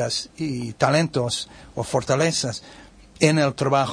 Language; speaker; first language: Spanish; non-native, learner; English